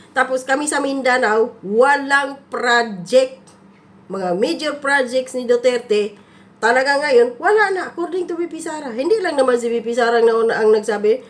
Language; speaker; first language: Filipino; non-native, local second language; Cebuano